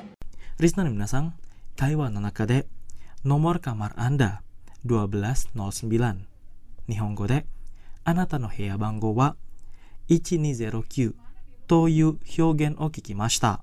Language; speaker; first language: Japanese; non-native, fluent; Indonesian